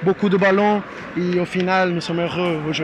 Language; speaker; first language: French; non-native, learner; Portuguese